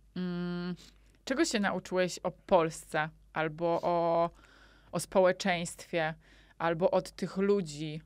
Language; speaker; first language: Polish; native; Polish